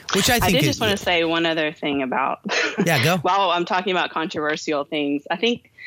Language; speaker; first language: English; native; English